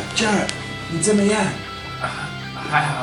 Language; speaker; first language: Chinese; non-native, learner; English